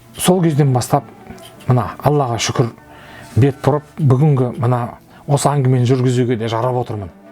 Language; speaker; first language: Kazakh; non-native, local second language; Russian